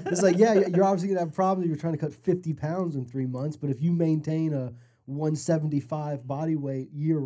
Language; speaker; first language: English; native; English